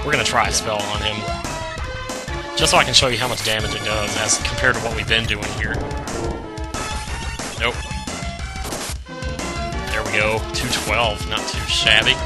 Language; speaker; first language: English; native; English